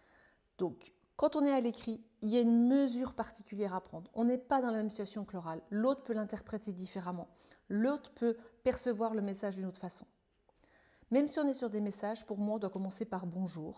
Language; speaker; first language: French; native; French